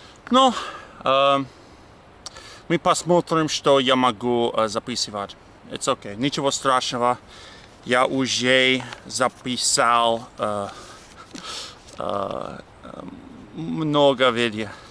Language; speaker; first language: Russian; non-native, learner; English